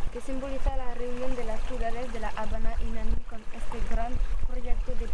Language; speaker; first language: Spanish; non-native, learner; French